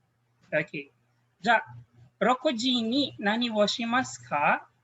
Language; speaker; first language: Japanese; non-native, fluent; Filipino